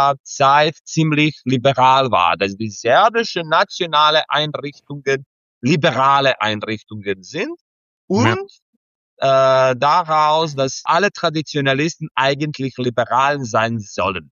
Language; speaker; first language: German; non-native, fluent; Serbian